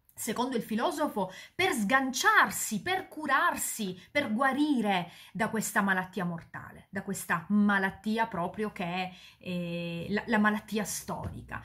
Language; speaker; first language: Italian; native; Italian